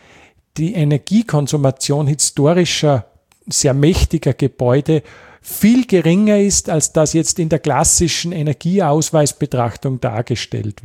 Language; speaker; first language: German; native; German